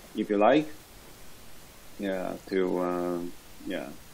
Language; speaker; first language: English; non-native, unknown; Chinese